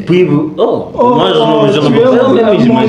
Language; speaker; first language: French; non-native, learner; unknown